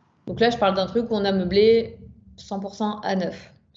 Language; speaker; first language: French; native; French